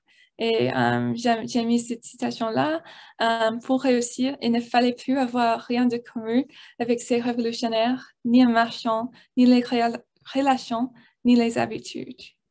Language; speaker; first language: French; non-native, learner; English